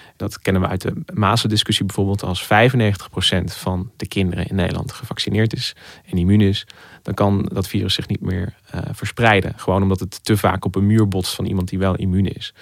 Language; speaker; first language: Dutch; native; Dutch